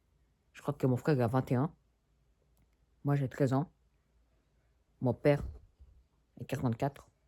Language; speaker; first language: French; early bilingual, other home language; Spanish